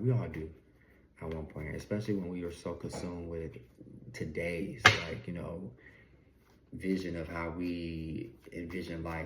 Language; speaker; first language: English; native; English